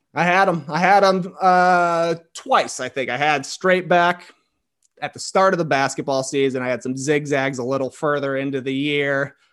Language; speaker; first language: English; native; English